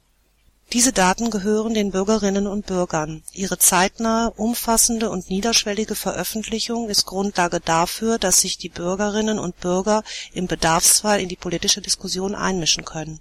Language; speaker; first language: German; native; German